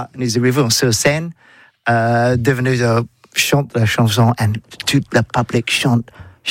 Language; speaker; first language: French; non-native, learner; English